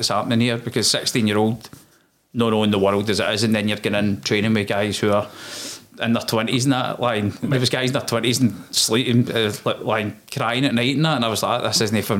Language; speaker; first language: English; native; English